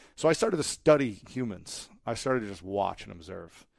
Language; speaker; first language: English; native; English